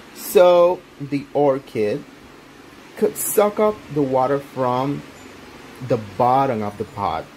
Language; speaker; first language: English; non-native, local second language; Spanish